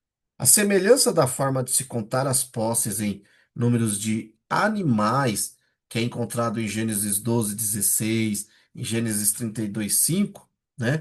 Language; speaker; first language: Portuguese; native; Portuguese